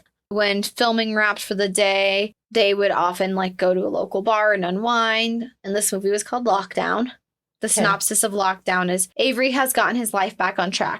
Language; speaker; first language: English; native; English